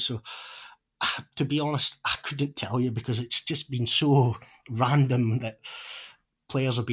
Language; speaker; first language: English; native; English